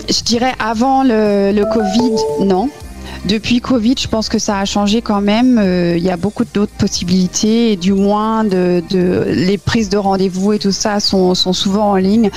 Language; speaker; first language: French; native; French